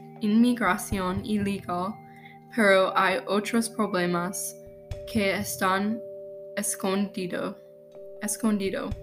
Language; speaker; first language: Spanish; non-native, learner; English